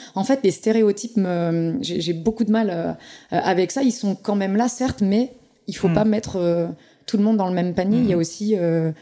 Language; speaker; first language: French; native; French